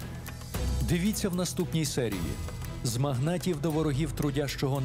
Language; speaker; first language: Ukrainian; native; Ukrainian